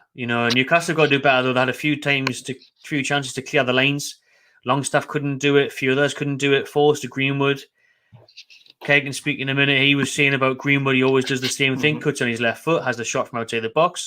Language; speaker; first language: English; native; English